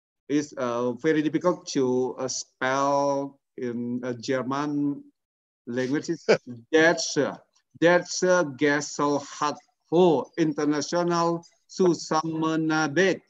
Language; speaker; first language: English; non-native, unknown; Indonesian